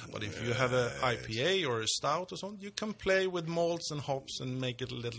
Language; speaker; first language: English; non-native, fluent; Swedish